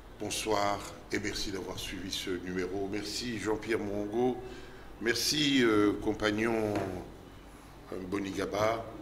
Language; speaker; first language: French; non-native, local second language; Lingala